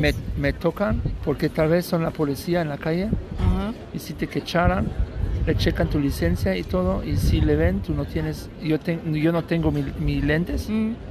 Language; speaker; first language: Spanish; non-native, learner; German